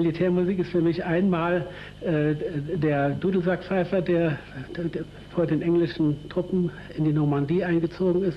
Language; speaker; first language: German; native; German